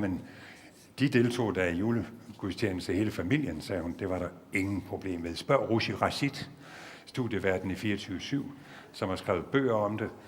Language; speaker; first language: Danish; native; Danish